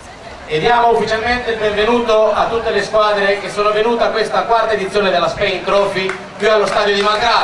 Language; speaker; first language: Italian; native; Italian